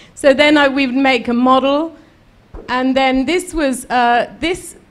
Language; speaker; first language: English; native; English